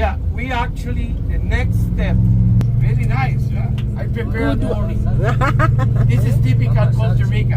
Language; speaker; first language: English; non-native, learner; Spanish